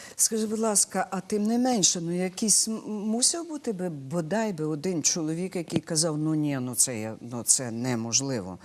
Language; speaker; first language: Ukrainian; native; Ukrainian